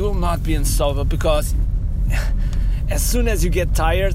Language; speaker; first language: English; non-native, fluent; Portuguese